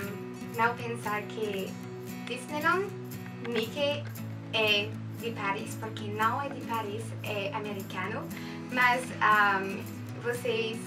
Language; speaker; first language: Portuguese; non-native, learner; French